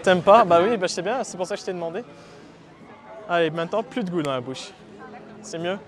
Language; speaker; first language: French; native; French